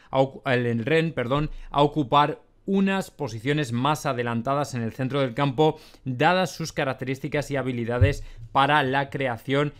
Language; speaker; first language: Spanish; native; Spanish